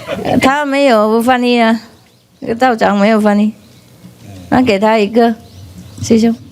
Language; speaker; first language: Chinese; non-native, fluent; Vietnamese